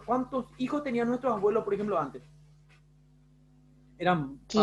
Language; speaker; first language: Spanish; native; Spanish